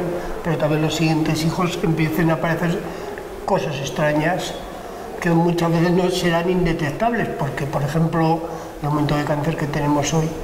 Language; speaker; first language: Spanish; native; Spanish